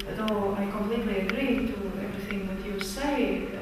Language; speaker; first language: English; non-native, fluent; Latvian